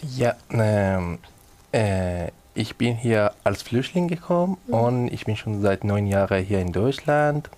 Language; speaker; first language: German; non-native, learner; Persian